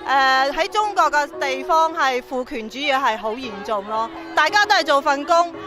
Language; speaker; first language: Cantonese; native; Cantonese